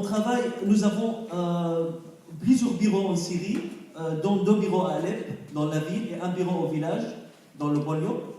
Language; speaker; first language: French; non-native, fluent; Arabic